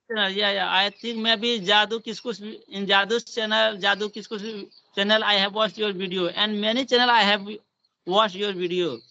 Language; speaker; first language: English; non-native, learner; Hindi